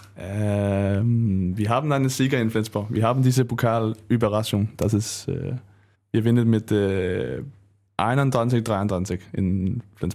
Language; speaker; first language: German; non-native, learner; Danish